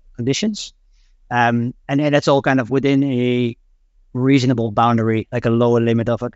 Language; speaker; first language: English; non-native, fluent; Dutch